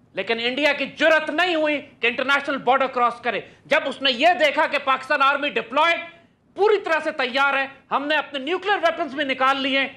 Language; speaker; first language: Urdu; native; Urdu